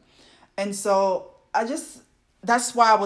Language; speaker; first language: English; non-native, fluent; French